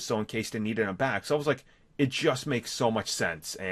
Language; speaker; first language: English; native; English